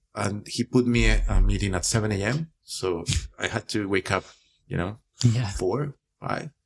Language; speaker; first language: English; non-native, fluent; Spanish